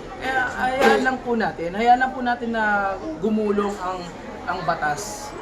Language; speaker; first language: Filipino; native; Filipino